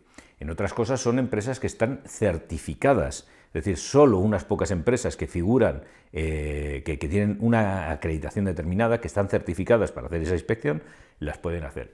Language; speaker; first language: Spanish; native; Spanish